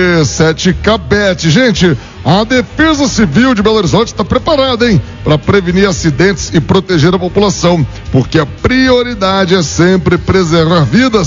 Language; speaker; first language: Portuguese; native; Portuguese